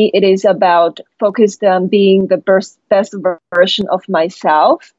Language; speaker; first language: English; non-native, fluent; Chinese